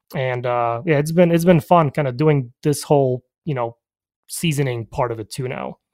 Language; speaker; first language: English; early bilingual, other home language; Polish